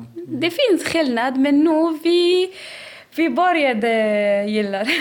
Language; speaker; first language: Swedish; non-native, learner; Arabic